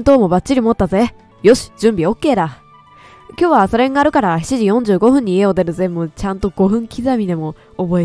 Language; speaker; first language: Japanese; native; Japanese